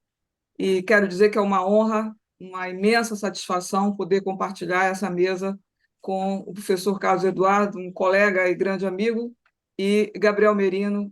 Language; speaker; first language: Portuguese; native; Portuguese